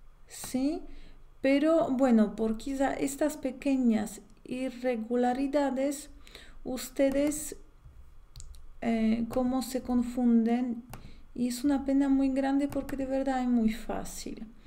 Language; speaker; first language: Spanish; non-native, fluent; Polish